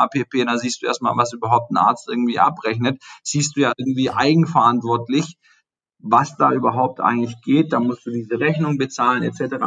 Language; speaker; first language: German; early bilingual, other home language; Turkish